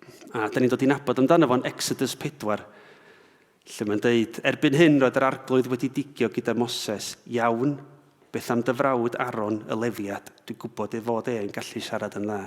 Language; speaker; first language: Welsh; native; Welsh